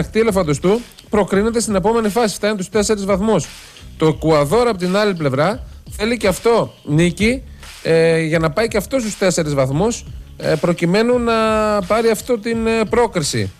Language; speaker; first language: Greek; native; Greek